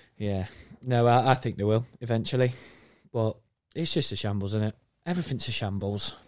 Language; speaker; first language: English; native; English